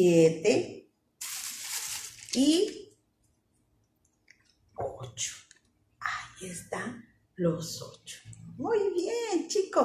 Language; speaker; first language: Spanish; native; Spanish